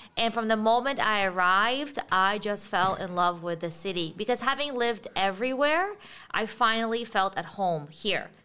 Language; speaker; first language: English; early bilingual, other home language; Russian